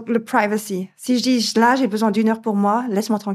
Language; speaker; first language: French; native; French